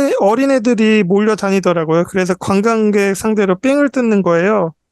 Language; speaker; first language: Korean; native; Korean